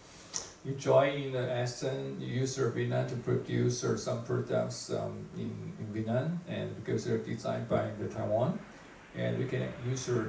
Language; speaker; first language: English; non-native, fluent; Chinese